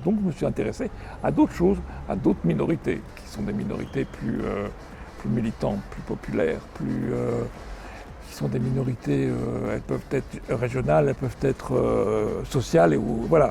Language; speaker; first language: French; native; French